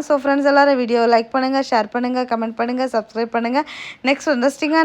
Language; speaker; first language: Tamil; native; Tamil